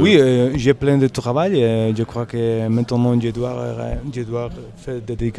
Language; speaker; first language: French; non-native, learner; Spanish